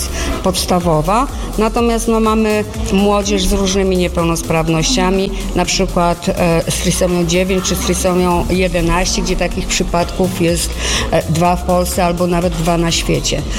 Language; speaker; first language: Polish; native; Polish